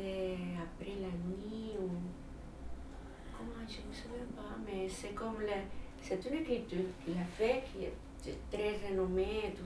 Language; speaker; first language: French; non-native, learner; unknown